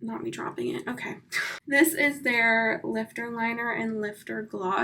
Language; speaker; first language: English; native; English